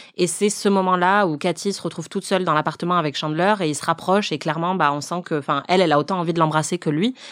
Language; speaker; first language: French; native; French